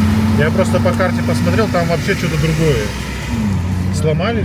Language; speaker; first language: Russian; native; Russian